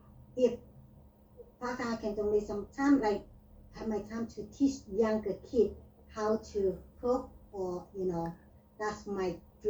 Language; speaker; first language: English; non-native, learner; Vietnamese